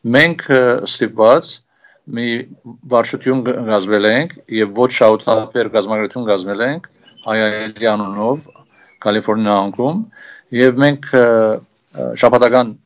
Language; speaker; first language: Armenian; early bilingual, heritage; Armenian